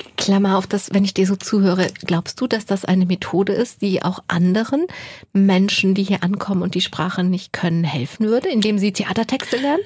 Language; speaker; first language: German; native; German